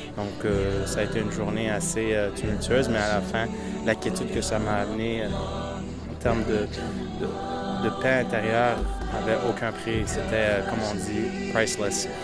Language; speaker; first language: French; early bilingual, other home language; Portuguese